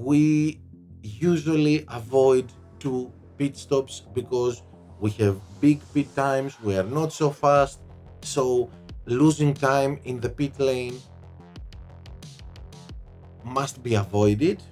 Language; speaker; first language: English; non-native, fluent; Greek